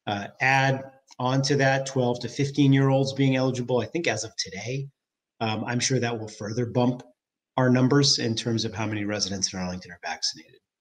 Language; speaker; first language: English; native; English